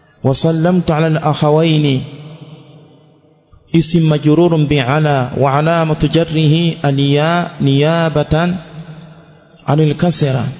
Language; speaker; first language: Arabic; non-native, fluent; Swahili